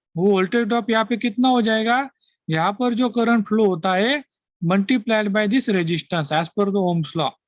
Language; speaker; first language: Hindi; non-native, local second language; Marathi